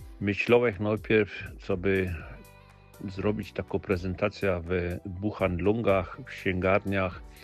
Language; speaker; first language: Polish; native; Polish